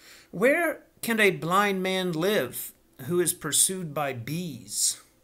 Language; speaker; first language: English; native; English